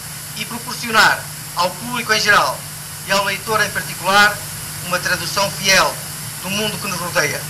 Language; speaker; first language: Portuguese; native; Portuguese